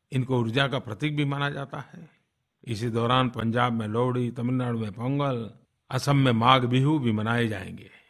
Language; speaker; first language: Hindi; non-native, local second language; Gujarati